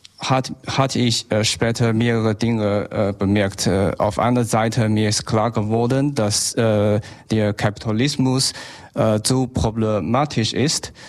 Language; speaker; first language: German; non-native, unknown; Chinese